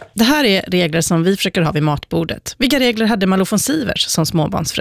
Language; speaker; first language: Swedish; native; Swedish